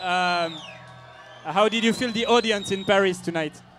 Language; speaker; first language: English; non-native, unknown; French